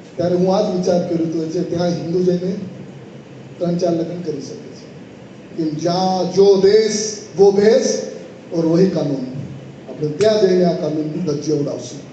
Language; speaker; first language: Gujarati; non-native, local second language; Marwari